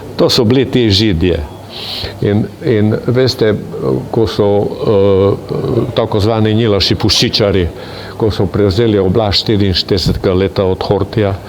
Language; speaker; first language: Slovenian; non-native, local second language; Hungarian